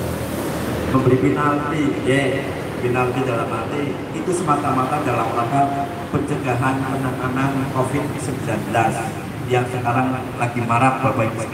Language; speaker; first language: Indonesian; native; Indonesian